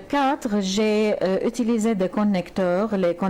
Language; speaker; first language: French; non-native, fluent; Arabic